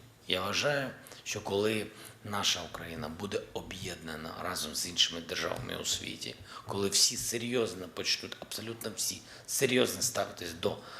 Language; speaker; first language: Ukrainian; non-native, local second language; Russian